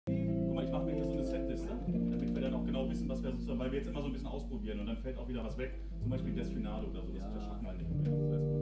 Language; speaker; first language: German; native; German